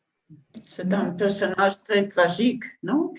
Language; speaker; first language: French; non-native, learner; Spanish